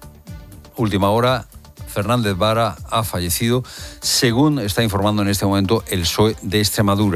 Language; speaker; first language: Spanish; native; Spanish